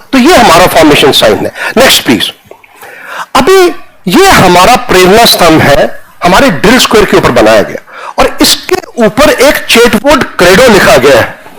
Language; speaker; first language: Hindi; non-native, local second language; Punjabi